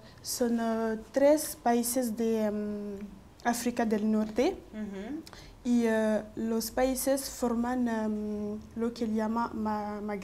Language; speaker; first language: Spanish; non-native, local second language; French